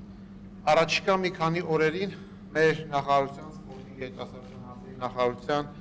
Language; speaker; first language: Armenian; native; Armenian